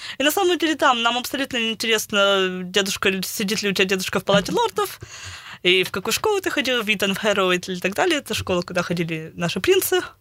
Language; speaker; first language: Russian; early bilingual, heritage; Russian